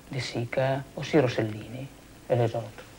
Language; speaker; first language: French; non-native, fluent; Italian